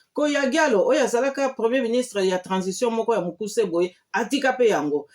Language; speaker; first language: Lingala; non-native, local second language; Kongo